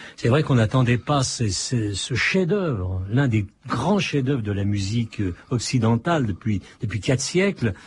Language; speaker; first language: French; early bilingual, other home language; Italian